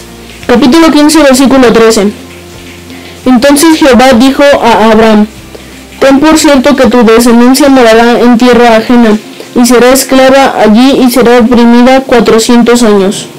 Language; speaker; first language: Spanish; native; Spanish